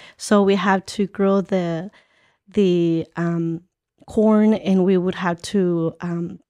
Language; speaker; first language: English; early bilingual, other home language; Spanish